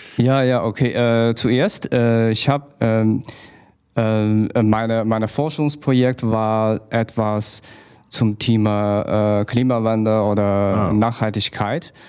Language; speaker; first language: German; non-native, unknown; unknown